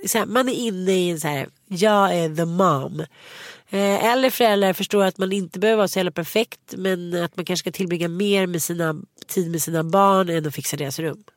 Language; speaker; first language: Swedish; native; Swedish